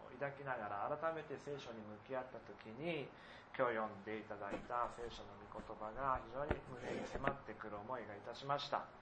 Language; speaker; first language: Japanese; native; Japanese